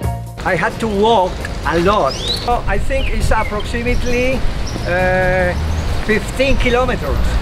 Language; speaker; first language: English; non-native, learner; Spanish